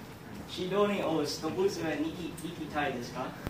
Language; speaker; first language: Japanese; non-native, learner; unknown